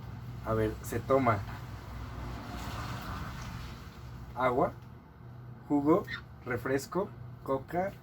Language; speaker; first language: Spanish; native; Spanish